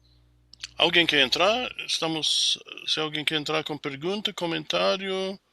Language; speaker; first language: Portuguese; non-native, fluent; English